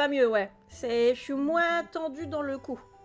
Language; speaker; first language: French; native; French